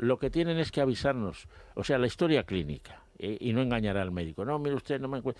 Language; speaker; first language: Spanish; native; Spanish